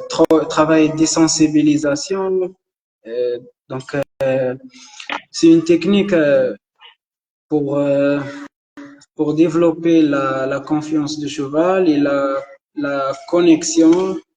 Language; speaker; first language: French; non-native, local second language; Arabic